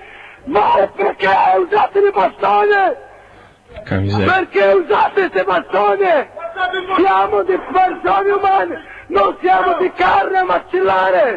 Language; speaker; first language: Italian; non-native, learner; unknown